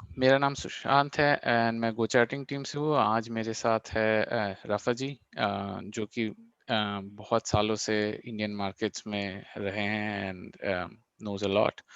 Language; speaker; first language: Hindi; non-native, local second language; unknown